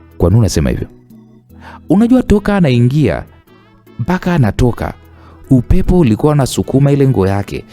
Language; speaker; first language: Swahili; native; Swahili